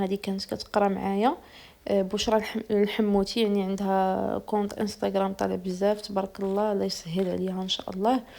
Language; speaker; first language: Arabic; native; Arabic